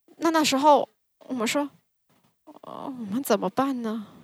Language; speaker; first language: Chinese; early bilingual, heritage; Chinese